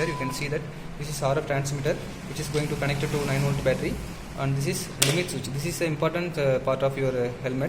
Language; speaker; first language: English; non-native, local second language; Tamil